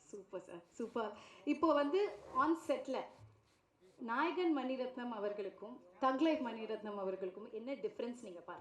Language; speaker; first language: Tamil; native; Tamil